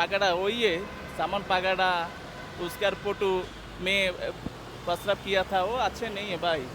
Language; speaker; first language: Hindi; non-native, local second language; Bangla